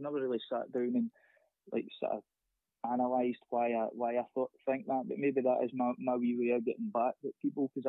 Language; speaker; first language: English; native; English